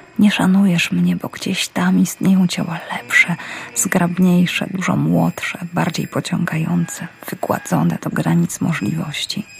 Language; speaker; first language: Polish; native; Polish